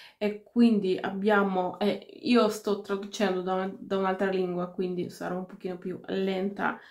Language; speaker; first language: Italian; non-native, fluent; Finnish